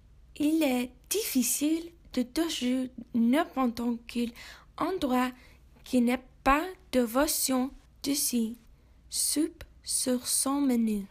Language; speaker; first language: French; non-native, learner; English